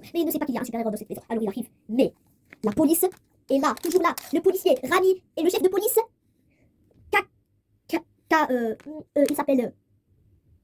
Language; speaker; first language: French; non-native, local second language; Arabic